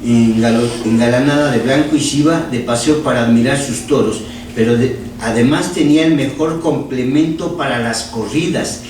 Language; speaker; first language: Spanish; native; Spanish